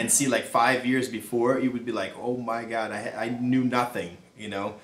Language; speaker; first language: English; non-native, fluent; Portuguese